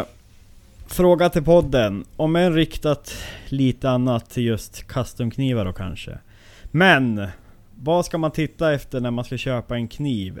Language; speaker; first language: Swedish; native; Swedish